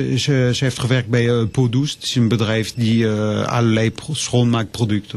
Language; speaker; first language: Dutch; non-native, fluent; French